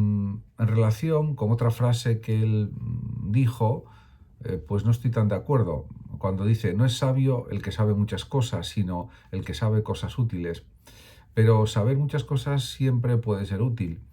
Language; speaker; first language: Spanish; native; Spanish